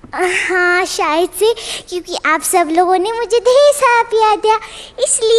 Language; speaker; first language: Hindi; non-native, local second language; Bangla